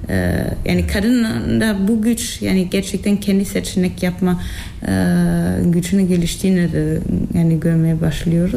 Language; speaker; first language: Turkish; non-native, fluent; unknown